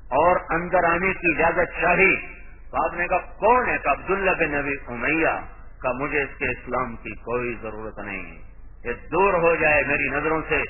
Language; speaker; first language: Urdu; non-native, local second language; Punjabi